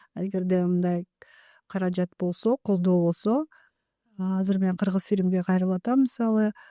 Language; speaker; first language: Kyrgyz; native; Kyrgyz